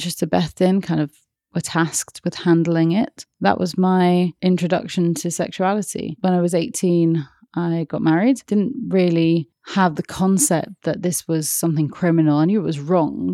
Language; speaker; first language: English; native; English